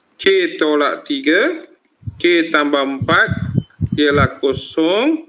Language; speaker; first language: Malay; non-native, local second language; Tamil